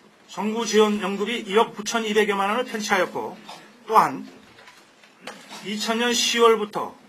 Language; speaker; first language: Korean; native; Korean